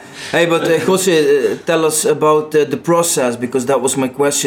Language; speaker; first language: English; non-native, fluent; Dutch